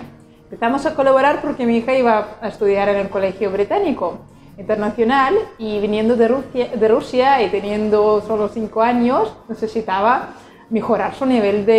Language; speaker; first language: Spanish; non-native, fluent; Russian